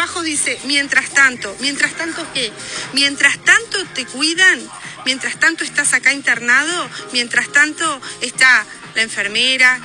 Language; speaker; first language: Spanish; native; Spanish